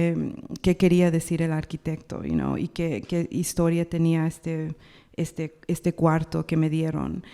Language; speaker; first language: Spanish; non-native, learner; English